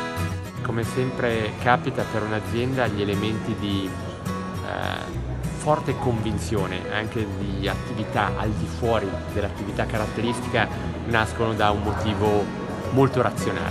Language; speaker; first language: Italian; native; Italian